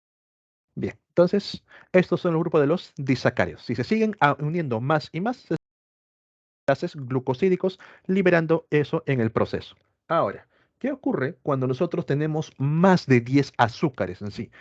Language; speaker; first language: Spanish; native; Spanish